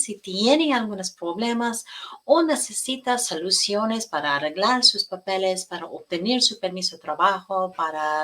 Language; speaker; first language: Spanish; non-native, fluent; English